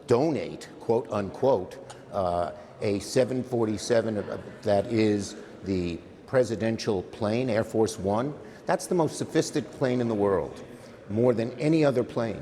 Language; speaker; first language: English; native; English